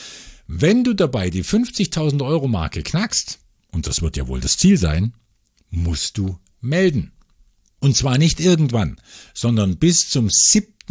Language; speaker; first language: German; native; German